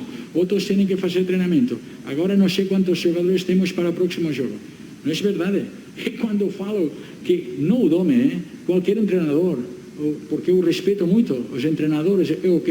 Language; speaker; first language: Portuguese; non-native, learner; Spanish